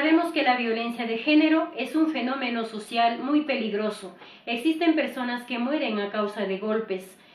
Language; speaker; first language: Spanish; native; Spanish